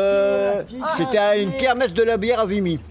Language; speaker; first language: French; native; French